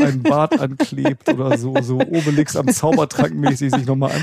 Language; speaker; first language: German; native; German